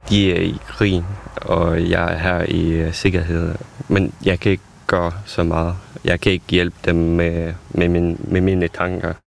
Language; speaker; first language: Danish; non-native, fluent; Ukrainian